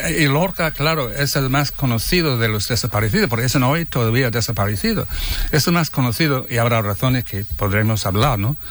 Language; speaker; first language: Spanish; non-native, fluent; English